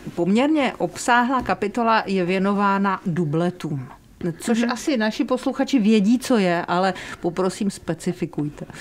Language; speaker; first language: Czech; native; Czech